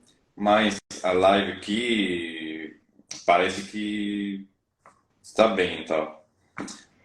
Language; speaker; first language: Portuguese; non-native, fluent; Spanish